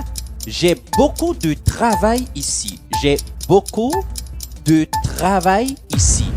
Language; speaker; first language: French; non-native, local second language; Haitian Creole